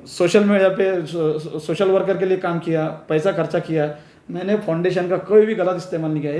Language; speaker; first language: Hindi; non-native, local second language; Urdu